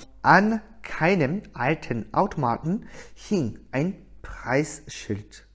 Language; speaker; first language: German; non-native, fluent; Korean